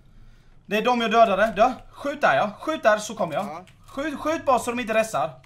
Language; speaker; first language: Swedish; native; Swedish